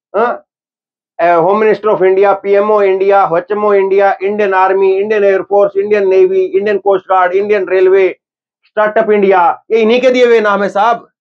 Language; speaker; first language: Hindi; native; Hindi